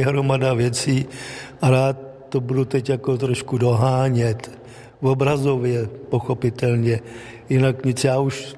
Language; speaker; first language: Czech; native; Czech